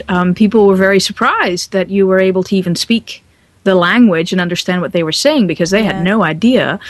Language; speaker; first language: English; non-native, fluent; Dutch